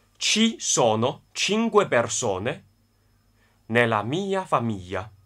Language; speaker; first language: Italian; non-native, fluent; Chinese